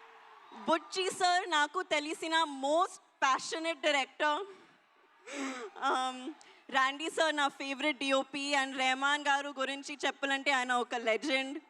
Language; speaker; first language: Telugu; non-native, learner; Hindi